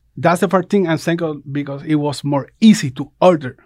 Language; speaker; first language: English; non-native, fluent; Spanish